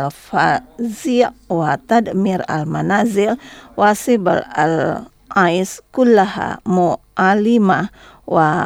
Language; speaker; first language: Arabic; non-native, learner; Indonesian